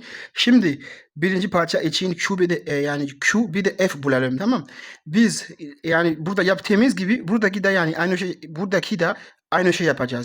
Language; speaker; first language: Turkish; non-native, learner; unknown